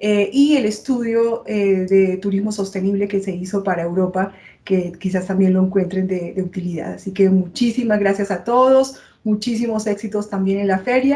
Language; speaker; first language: Spanish; native; Spanish